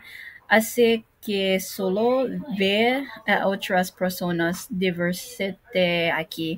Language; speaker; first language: Spanish; non-native, learner; English